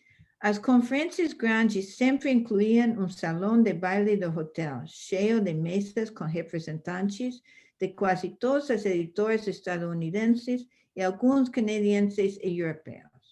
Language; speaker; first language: Portuguese; non-native, fluent; English